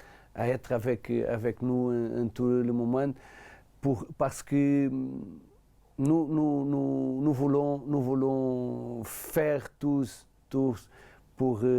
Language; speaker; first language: French; non-native, learner; Portuguese